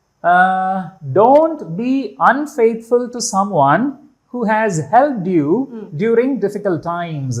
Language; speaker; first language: English; non-native, local second language; Tamil